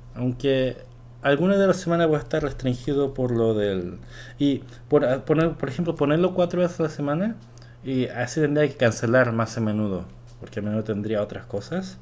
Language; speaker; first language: Spanish; non-native, fluent; Korean